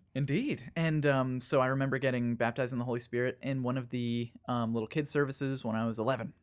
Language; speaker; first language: English; native; English